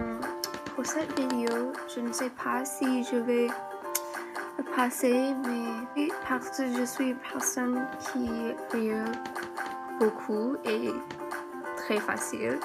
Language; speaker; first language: French; non-native, learner; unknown